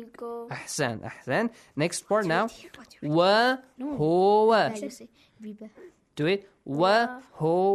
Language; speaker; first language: English; non-native, fluent; Persian